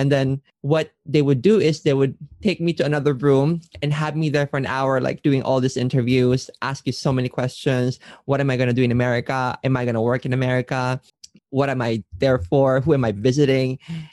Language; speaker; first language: English; non-native, local second language; Filipino